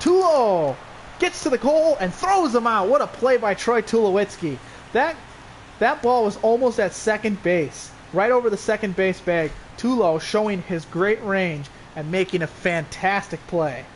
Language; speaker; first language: English; native; English